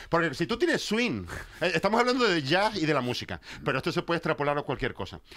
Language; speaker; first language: Spanish; native; Spanish